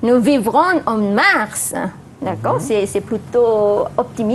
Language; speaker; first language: French; non-native, fluent; Malay